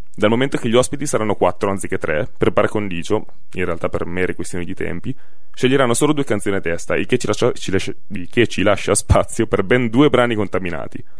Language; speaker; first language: Italian; native; Italian